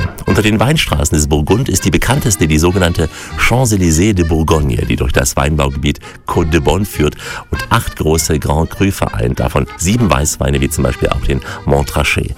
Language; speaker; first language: German; native; German